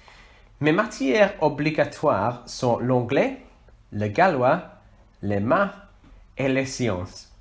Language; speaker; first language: French; non-native, learner; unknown